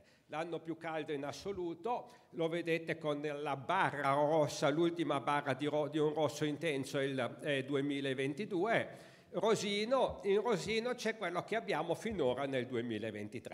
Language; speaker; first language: Italian; native; Italian